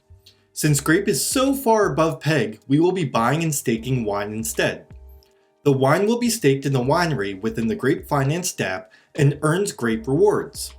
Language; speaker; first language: English; native; English